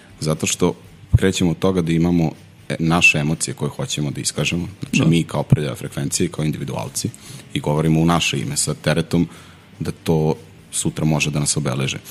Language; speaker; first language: Serbian; native; Serbian